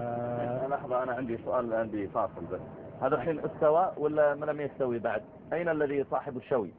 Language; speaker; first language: Arabic; native; Arabic